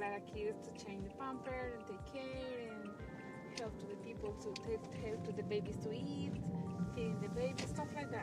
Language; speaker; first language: English; non-native, learner; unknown